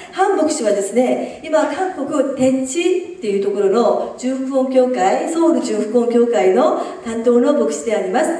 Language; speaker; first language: Japanese; early bilingual, other home language; Korean